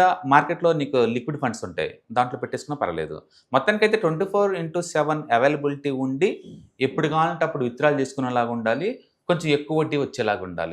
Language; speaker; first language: Telugu; native; Telugu